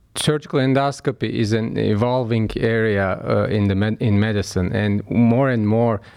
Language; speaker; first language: English; non-native, fluent; Turkish